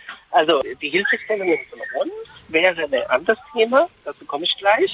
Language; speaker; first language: German; non-native, fluent; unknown